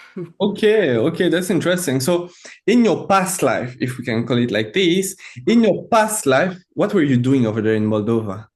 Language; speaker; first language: English; non-native, fluent; French